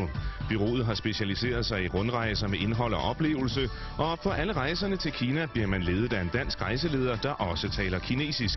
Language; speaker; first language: Danish; native; Danish